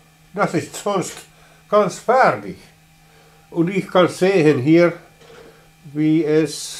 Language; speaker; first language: German; non-native, learner; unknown